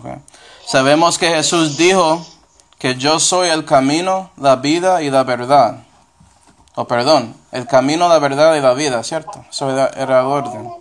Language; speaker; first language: Spanish; non-native, fluent; English